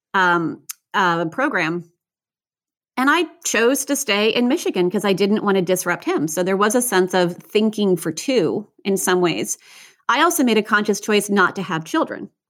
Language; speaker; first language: English; native; English